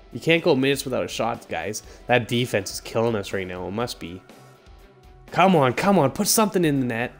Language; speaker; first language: English; native; English